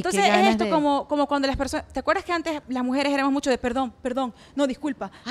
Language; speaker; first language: Spanish; native; Spanish